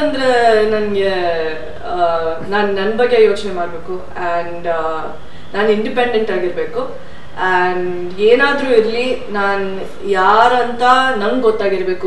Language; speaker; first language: Kannada; non-native, fluent; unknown